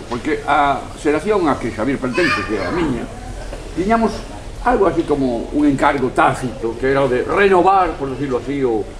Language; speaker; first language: Spanish; non-native, local second language; Galician